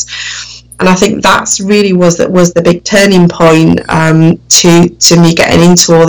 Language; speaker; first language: English; native; English